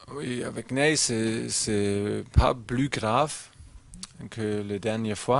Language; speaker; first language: French; non-native, learner; German